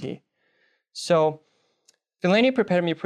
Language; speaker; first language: English; non-native, fluent; Russian